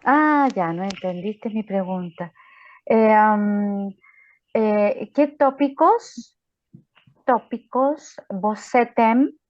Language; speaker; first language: Portuguese; non-native, learner; Spanish